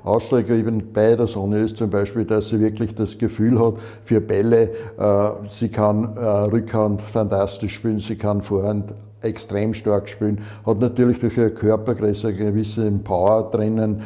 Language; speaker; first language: German; native; German